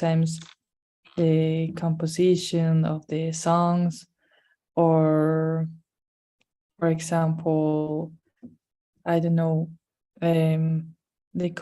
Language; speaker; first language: English; non-native, fluent; Spanish